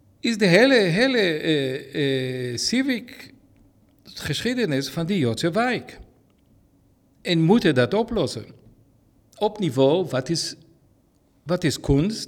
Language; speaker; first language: Dutch; non-native, fluent; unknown